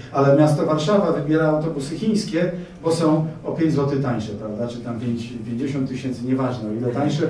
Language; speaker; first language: Polish; native; Polish